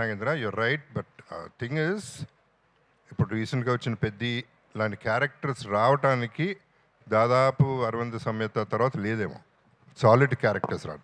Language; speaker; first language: Telugu; native; Telugu